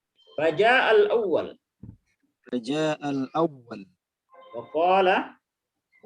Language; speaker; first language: Arabic; non-native, fluent; Indonesian